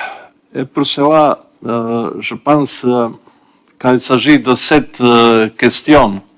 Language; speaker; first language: French; non-native, learner; Bosnian